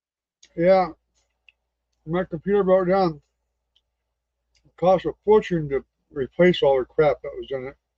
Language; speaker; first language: English; native; English